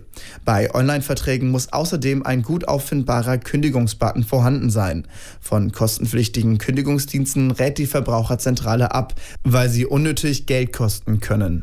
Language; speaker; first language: German; native; German